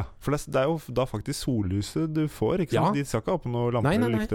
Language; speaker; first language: Norwegian; native; Norwegian